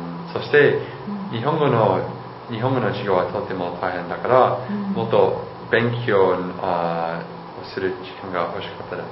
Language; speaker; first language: Japanese; non-native, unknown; English